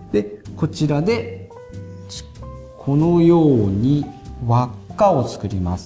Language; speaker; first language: Japanese; native; Japanese